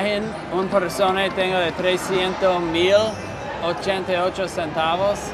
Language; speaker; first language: Spanish; non-native, learner; English